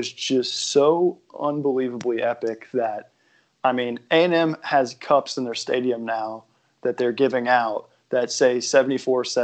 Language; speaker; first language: English; native; English